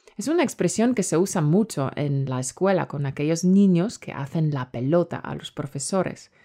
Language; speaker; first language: Spanish; native; Spanish